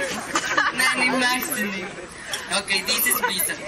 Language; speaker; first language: German; non-native, learner; Spanish